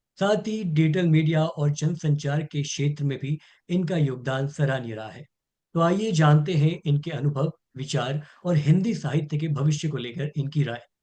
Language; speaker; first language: Hindi; native; Hindi